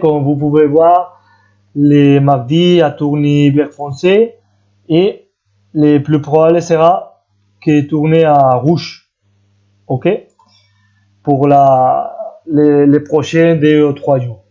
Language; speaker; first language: French; non-native, fluent; Spanish